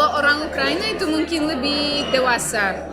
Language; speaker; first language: Indonesian; non-native, fluent; Russian